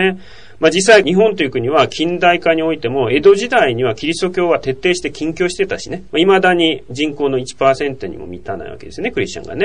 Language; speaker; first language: Japanese; native; Japanese